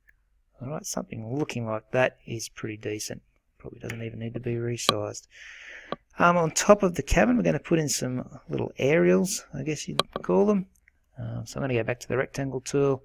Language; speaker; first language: English; native; English